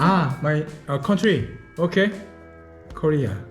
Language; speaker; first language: English; non-native, learner; Korean